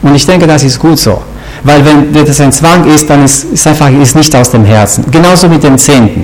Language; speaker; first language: German; non-native, fluent; Romanian